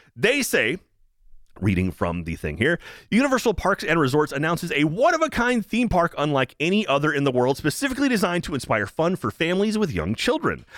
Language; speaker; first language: English; native; English